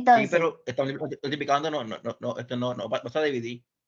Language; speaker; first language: Spanish; native; Spanish